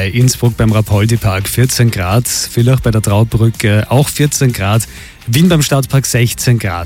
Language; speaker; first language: German; native; German